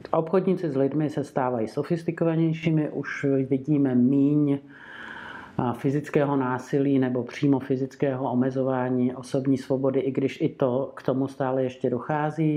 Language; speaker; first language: Czech; native; Czech